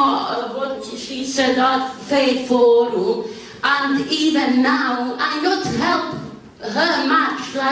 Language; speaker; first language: English; non-native, learner; Bosnian